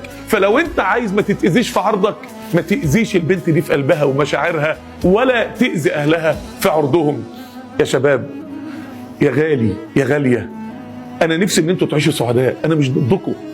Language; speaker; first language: Arabic; native; Arabic